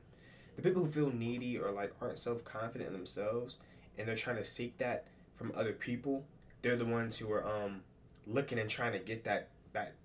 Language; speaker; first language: English; native; English